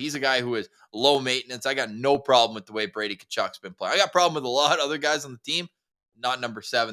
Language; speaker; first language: English; native; English